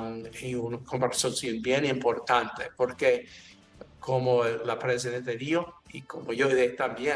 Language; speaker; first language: Spanish; non-native, learner; English